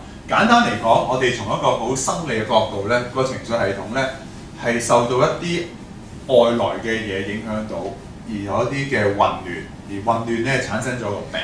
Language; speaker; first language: Cantonese; native; Cantonese